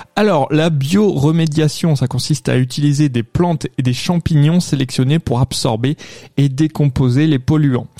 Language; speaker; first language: French; native; French